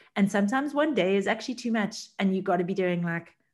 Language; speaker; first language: English; native; English